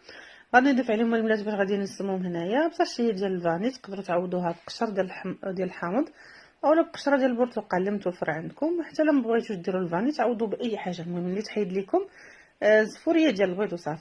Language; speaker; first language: Arabic; native; Arabic